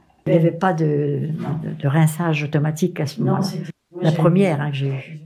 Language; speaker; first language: French; native; French